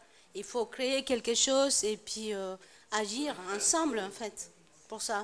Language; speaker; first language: French; non-native, fluent; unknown